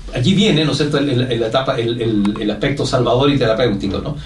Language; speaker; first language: Spanish; native; Spanish